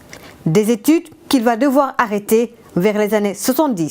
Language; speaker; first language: French; native; French